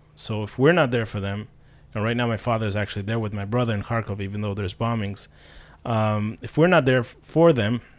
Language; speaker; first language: English; non-native, fluent; Russian